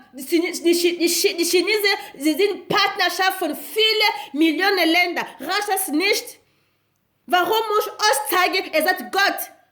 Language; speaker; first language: German; non-native, learner; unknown